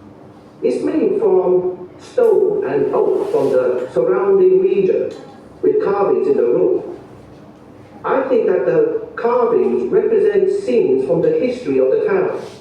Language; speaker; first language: English; non-native, learner; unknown